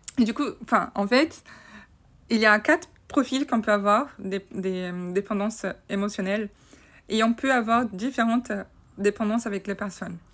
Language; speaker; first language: French; non-native, fluent; Portuguese